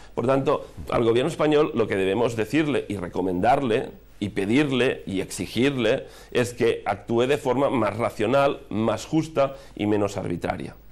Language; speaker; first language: Spanish; non-native, local second language; Catalan